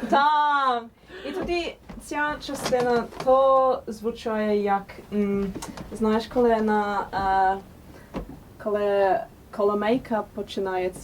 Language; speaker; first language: Ukrainian; early bilingual, heritage; English